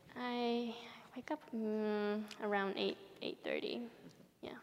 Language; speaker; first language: English; early bilingual, other home language; Japanese